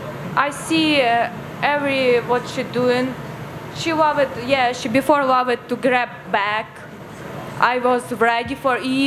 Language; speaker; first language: English; non-native, learner; Ukrainian